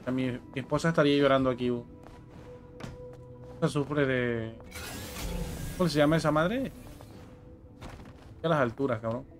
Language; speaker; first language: Spanish; native; Spanish